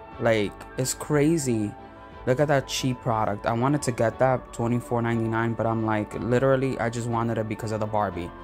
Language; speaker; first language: English; native; English